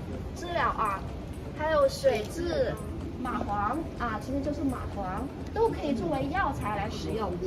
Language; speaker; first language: Chinese; native; Chinese